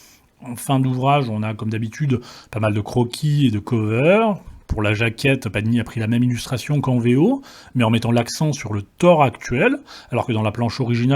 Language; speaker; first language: French; native; French